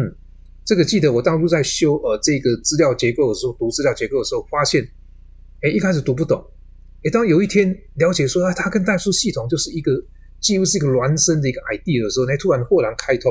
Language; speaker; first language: Chinese; native; Chinese